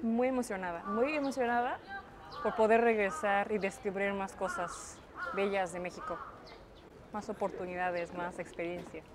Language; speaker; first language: Spanish; non-native, fluent; Japanese